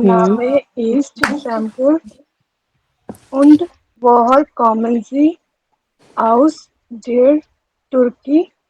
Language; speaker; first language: German; non-native, learner; Hindi